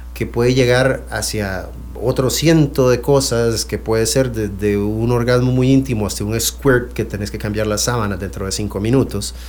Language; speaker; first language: Spanish; non-native, fluent; French